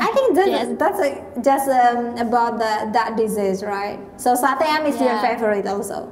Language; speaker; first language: English; non-native, learner; Indonesian